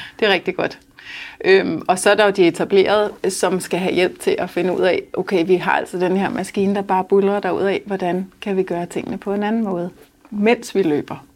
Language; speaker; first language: Danish; native; Danish